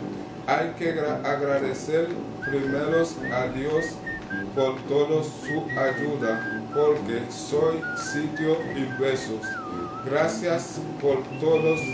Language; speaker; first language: Spanish; non-native, local second language; Haitian Creole